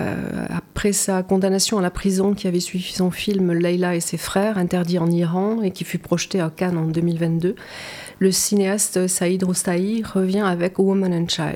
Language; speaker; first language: French; native; French